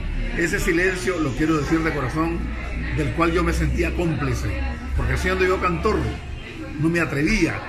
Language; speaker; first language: Spanish; native; Spanish